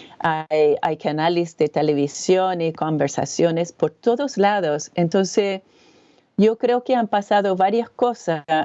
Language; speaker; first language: Spanish; non-native, fluent; English